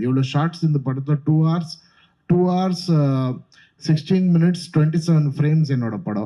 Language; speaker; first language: Tamil; non-native, fluent; Kannada